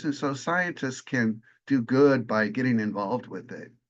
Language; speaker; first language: English; native; English